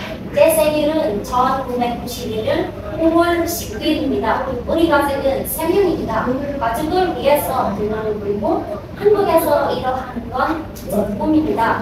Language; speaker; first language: Korean; non-native, learner; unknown